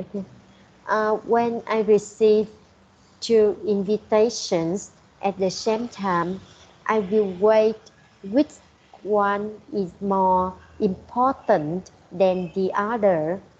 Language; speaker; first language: English; non-native, learner; Vietnamese